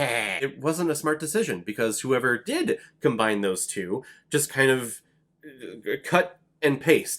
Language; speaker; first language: English; native; English